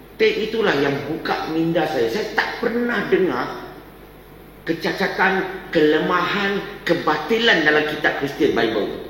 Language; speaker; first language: Malay; non-native, local second language; Chinese